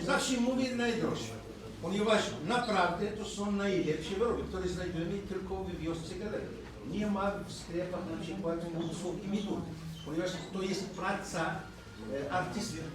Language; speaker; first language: Polish; non-native, learner; Arabic